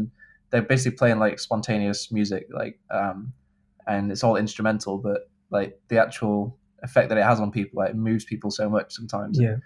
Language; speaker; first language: English; native; English